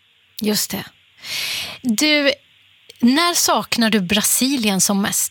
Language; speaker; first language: Swedish; native; Swedish